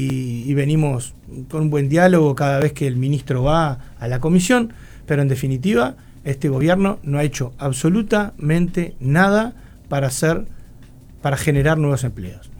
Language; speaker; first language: Spanish; native; Spanish